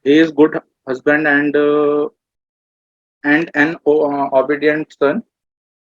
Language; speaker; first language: English; non-native, learner; Hindi